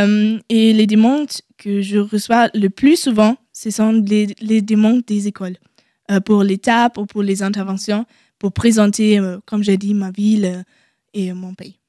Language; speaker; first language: French; non-native, learner; German